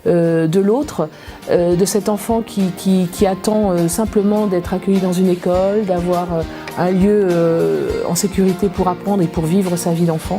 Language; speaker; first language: French; native; French